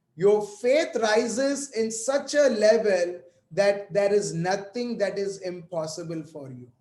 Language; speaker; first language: English; non-native, local second language; Hindi